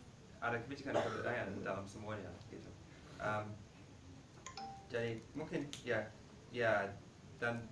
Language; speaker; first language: Indonesian; non-native, fluent; English